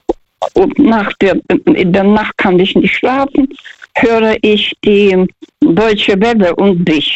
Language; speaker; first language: German; non-native, fluent; Russian